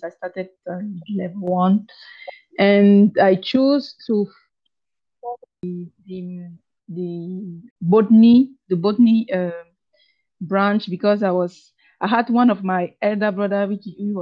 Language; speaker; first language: English; non-native, local second language; French